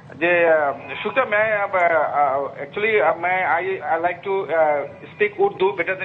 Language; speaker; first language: Hindi; non-native, learner; Bangla